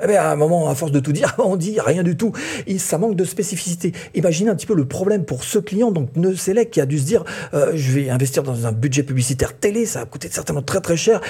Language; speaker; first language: French; native; French